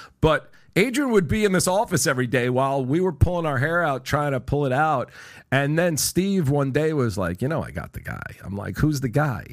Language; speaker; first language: English; native; English